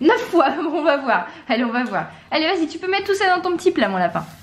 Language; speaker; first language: French; native; French